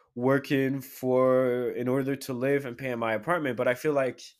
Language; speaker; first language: English; native; English